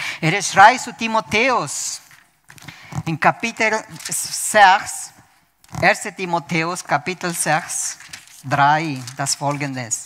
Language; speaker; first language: German; non-native, fluent; Spanish